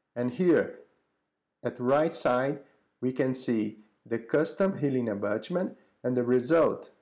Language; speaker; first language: English; non-native, fluent; Portuguese